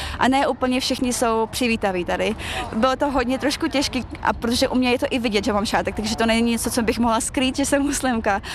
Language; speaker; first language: Czech; early bilingual, other home language; Chechen